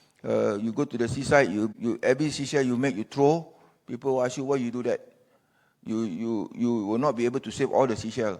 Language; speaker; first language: English; non-native, local second language; Malay